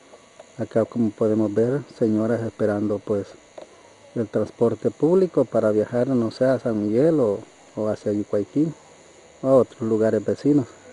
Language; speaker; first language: Spanish; native; Spanish